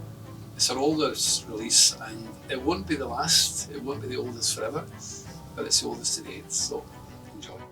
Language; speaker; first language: English; native; English